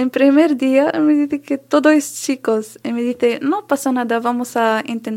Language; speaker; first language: Spanish; non-native, learner; Arabic